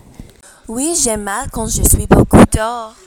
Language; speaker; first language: French; non-native, learner; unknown